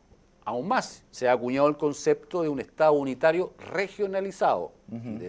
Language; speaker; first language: Spanish; native; Spanish